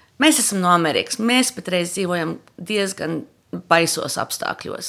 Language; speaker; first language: Latvian; early bilingual, heritage; Latvian